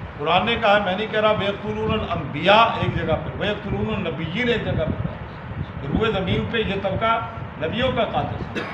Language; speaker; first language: Urdu; non-native, local second language; Punjabi